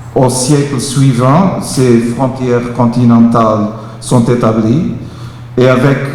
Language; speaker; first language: French; non-native, fluent; Portuguese